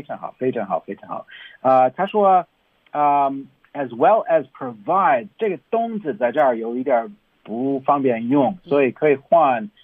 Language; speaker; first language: Chinese; non-native, fluent; English